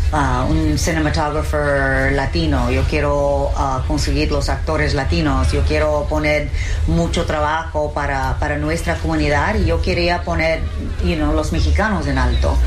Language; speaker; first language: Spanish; early bilingual, heritage; English